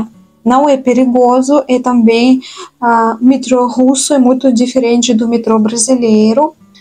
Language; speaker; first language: Portuguese; non-native, fluent; Russian